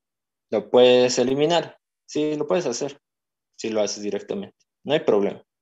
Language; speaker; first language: Spanish; native; Spanish